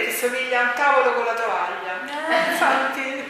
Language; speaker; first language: Italian; native; Italian